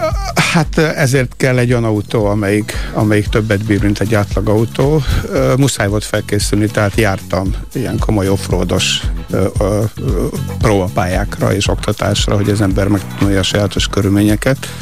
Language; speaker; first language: Hungarian; native; Hungarian